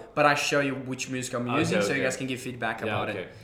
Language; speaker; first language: English; non-native, fluent; Portuguese